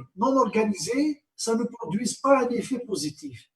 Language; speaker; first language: French; non-native, local second language; Arabic